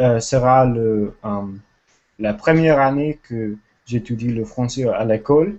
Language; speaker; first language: French; non-native, learner; English